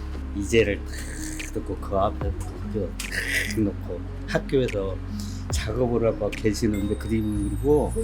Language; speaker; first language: Korean; native; Korean